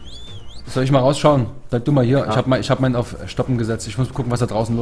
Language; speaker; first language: German; native; German